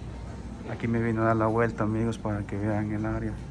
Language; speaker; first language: Spanish; native; Spanish